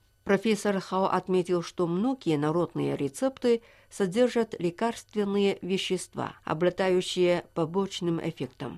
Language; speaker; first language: Russian; non-native, fluent; Chinese